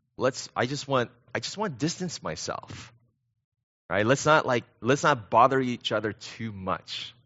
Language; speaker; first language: English; early bilingual, other home language; Korean